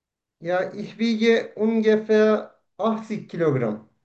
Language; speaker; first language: German; non-native, learner; Turkish